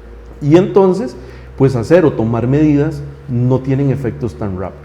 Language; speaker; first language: Spanish; native; Spanish